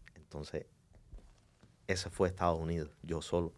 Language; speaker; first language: Spanish; native; Spanish